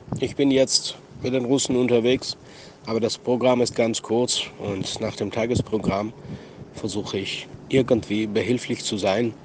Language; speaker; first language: German; non-native, fluent; Armenian